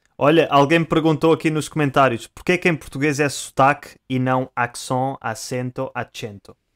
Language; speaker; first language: Portuguese; native; Portuguese